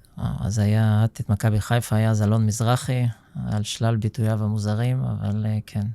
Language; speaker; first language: Hebrew; early bilingual, other home language; Russian